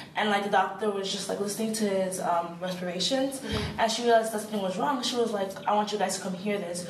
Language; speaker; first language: English; native; English